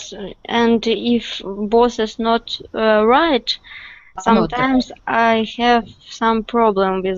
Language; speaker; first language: English; non-native, learner; Russian